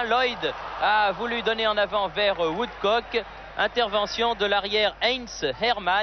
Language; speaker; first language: French; native; French